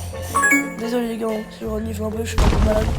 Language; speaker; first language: French; native; French